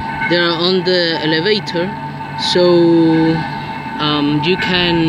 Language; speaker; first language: English; non-native, learner; Spanish